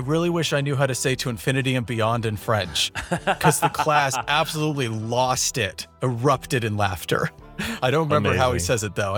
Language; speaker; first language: English; native; English